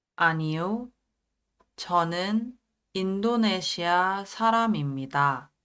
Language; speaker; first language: Korean; non-native, learner; Indonesian